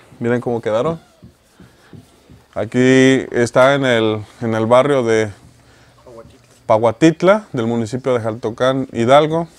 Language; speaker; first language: Spanish; native; Spanish